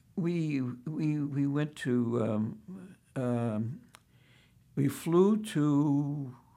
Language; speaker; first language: English; early bilingual, other home language; Yiddish